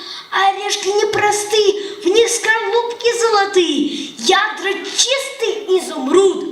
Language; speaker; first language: Russian; early bilingual, heritage; Russian